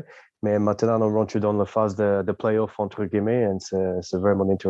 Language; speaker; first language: French; non-native, fluent; English